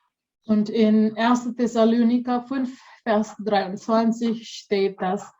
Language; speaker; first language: German; non-native, fluent; Indonesian